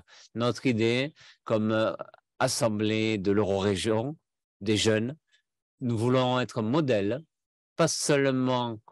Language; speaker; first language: French; non-native, fluent; Catalan